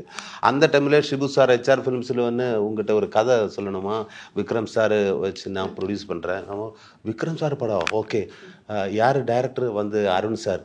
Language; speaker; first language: Tamil; non-native, learner; Malayalam